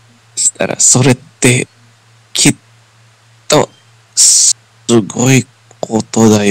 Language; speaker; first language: Japanese; non-native, learner; English